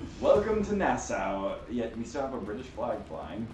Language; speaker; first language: English; native; English